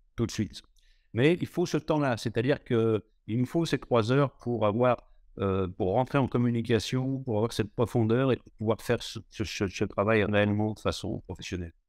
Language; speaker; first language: French; native; French